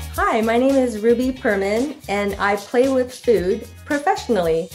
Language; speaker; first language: English; native; English